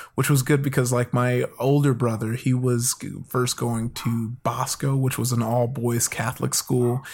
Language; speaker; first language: English; native; English